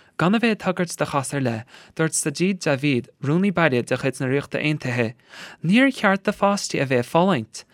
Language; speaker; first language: Irish; native; Irish